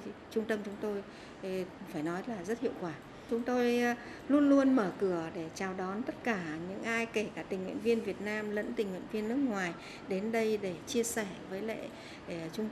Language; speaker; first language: Vietnamese; native; Vietnamese